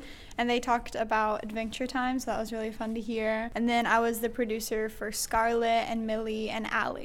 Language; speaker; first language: English; native; English